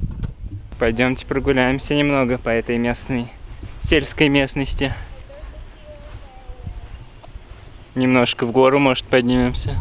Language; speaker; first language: Russian; native; Russian